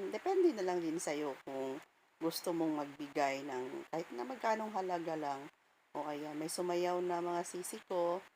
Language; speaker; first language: Filipino; non-native, local second language; Cebuano